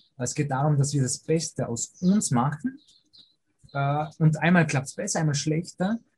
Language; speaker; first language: German; early bilingual, other home language; Polish